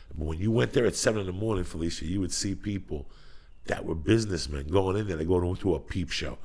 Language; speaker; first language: English; native; English